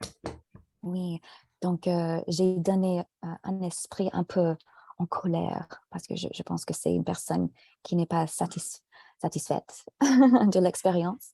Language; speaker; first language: French; native; French